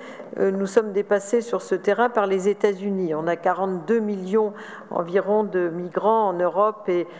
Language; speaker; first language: French; native; French